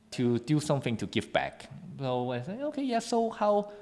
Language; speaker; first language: English; non-native, local second language; Cantonese